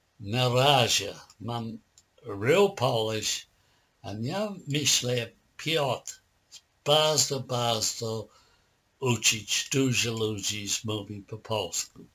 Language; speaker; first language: Polish; non-native, learner; English